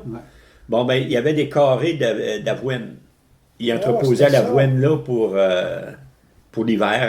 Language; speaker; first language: French; native; French